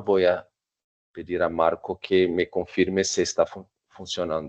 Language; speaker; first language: Spanish; non-native, fluent; Portuguese